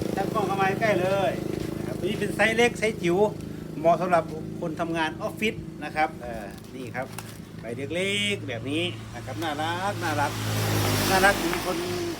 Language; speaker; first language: Thai; native; Thai